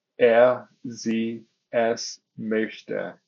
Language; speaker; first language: German; non-native, fluent; English